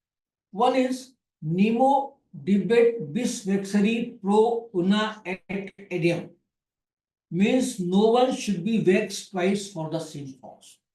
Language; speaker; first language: English; non-native, local second language; Hindi